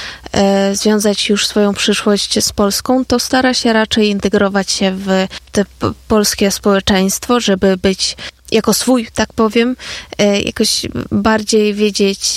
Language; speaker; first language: Polish; non-native, fluent; Ukrainian